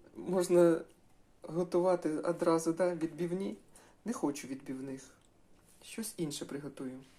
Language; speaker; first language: Ukrainian; non-native, local second language; Russian